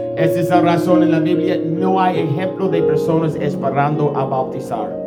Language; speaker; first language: Spanish; non-native, learner; English